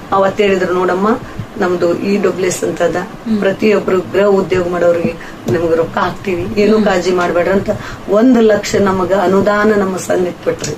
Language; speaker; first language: Kannada; native; Kannada